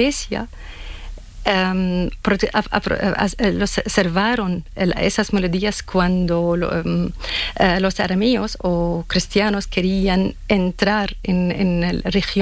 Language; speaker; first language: Spanish; non-native, learner; Arabic